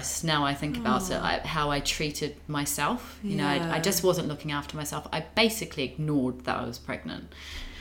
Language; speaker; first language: English; native; English